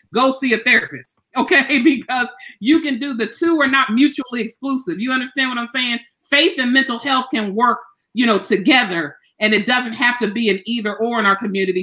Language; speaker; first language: English; native; English